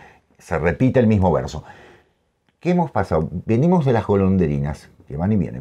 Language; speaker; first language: Spanish; native; Spanish